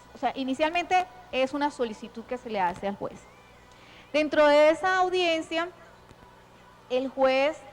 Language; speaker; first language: Spanish; native; Spanish